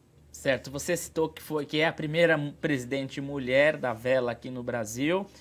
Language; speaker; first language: Portuguese; native; Portuguese